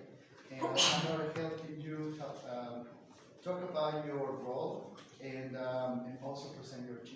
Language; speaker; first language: English; non-native, fluent; Spanish